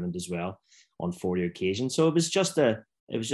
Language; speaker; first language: English; native; English